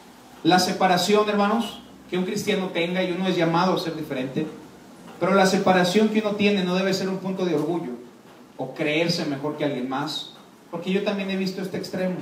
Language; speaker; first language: Spanish; native; Spanish